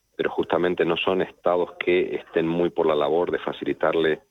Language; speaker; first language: Spanish; native; Spanish